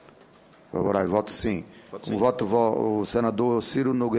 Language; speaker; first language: Portuguese; native; Portuguese